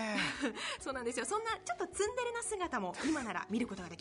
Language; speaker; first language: Japanese; native; Japanese